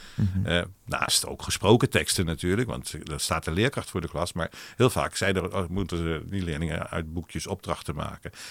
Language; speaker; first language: Dutch; non-native, local second language; Hebrew